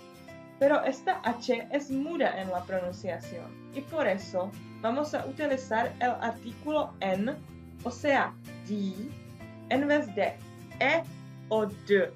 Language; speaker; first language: Spanish; non-native, fluent; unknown